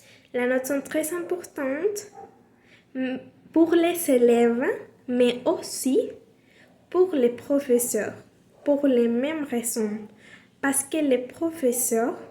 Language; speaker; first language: French; non-native, learner; Spanish